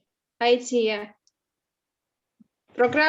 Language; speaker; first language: English; non-native, learner; Russian